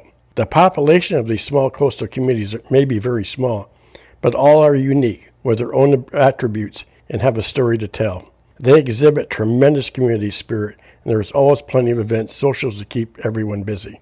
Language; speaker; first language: English; native; English